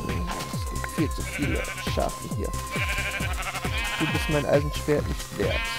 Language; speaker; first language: German; native; German